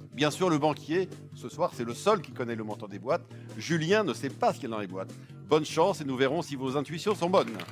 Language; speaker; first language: French; native; French